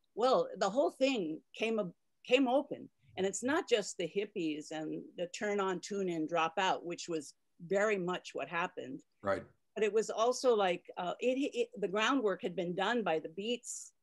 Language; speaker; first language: English; native; English